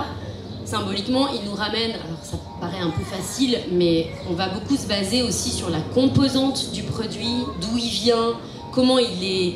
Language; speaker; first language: French; native; French